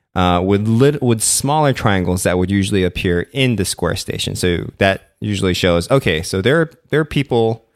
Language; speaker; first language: English; non-native, local second language; Korean